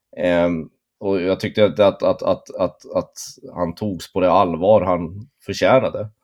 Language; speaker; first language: Swedish; native; Swedish